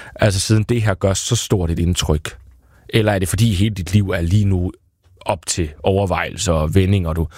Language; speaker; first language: Danish; native; Danish